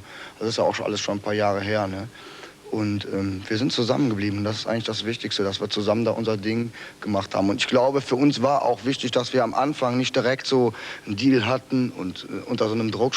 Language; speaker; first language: German; native; German